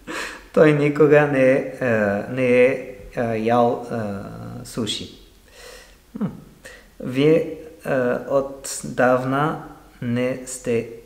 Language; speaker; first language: Bulgarian; non-native, learner; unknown